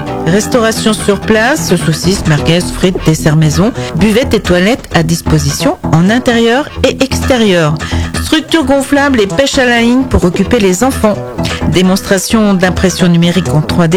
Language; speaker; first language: French; native; French